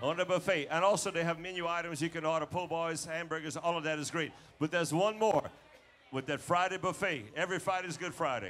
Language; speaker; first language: English; native; English